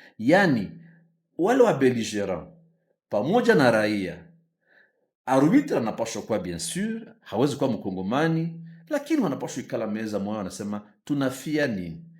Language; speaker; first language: Swahili; native; Swahili